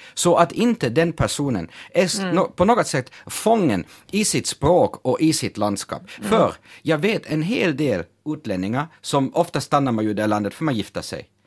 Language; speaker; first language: Swedish; non-native, fluent; German